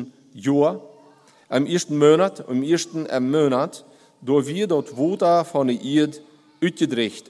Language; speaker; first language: German; non-native, learner; Plautdietsch